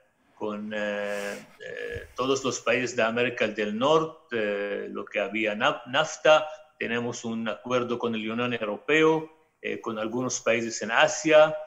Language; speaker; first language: Spanish; non-native, fluent; Arabic